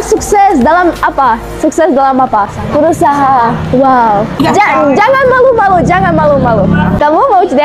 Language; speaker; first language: Indonesian; non-native, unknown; German